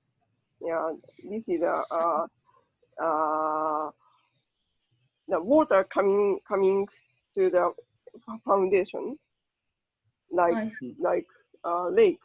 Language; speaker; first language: English; non-native, learner; Japanese